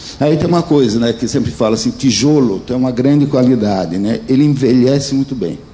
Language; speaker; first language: Portuguese; early bilingual, other home language; Italian